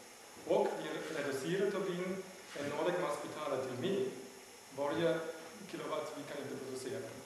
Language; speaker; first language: Swedish; non-native, learner; German